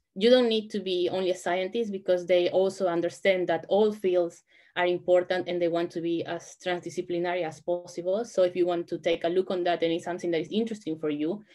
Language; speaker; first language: English; non-native, fluent; Spanish